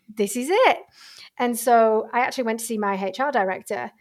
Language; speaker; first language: English; native; English